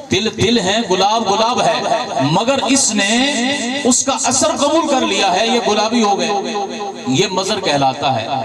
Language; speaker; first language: Urdu; non-native, local second language; Punjabi